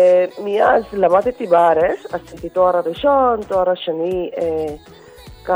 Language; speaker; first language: Hebrew; non-native, fluent; Korean